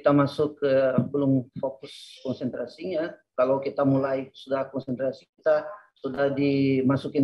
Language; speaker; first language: Indonesian; non-native, fluent; Portuguese